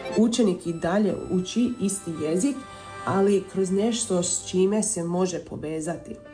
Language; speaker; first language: Serbian; early bilingual, heritage; Croatian